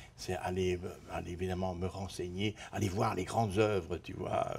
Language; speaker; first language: French; native; French